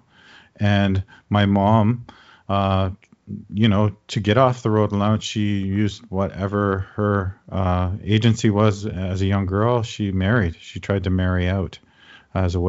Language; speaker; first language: English; native; English